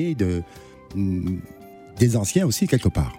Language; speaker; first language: French; non-native, local second language; Duala